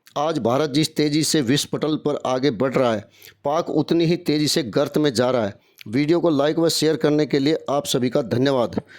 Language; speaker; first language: Hindi; native; Hindi